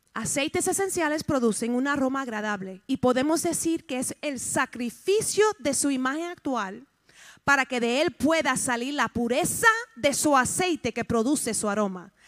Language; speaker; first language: Spanish; early bilingual, heritage; Spanish